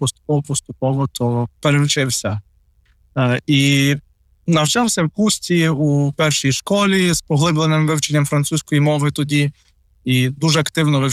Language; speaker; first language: Ukrainian; non-native, local second language; Russian